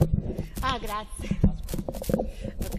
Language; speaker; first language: Italian; native; Italian